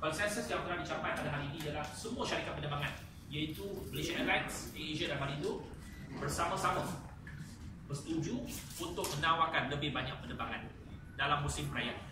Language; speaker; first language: Malay; non-native, local second language; Chinese